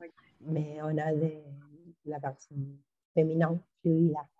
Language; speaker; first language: French; non-native, learner; Spanish